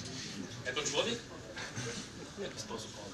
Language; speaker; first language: Polish; native; Polish